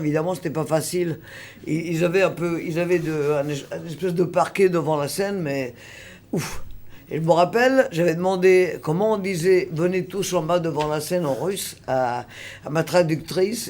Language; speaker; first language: French; native; French